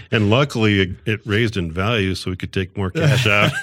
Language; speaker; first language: English; native; English